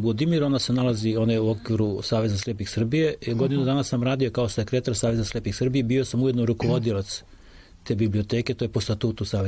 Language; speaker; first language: Serbian; native; Serbian